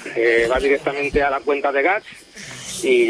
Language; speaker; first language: Spanish; native; Spanish